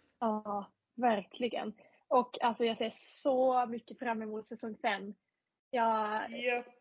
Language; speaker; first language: Swedish; non-native, fluent; Finnish